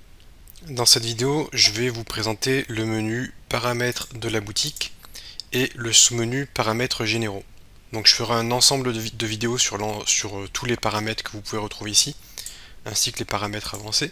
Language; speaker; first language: French; native; French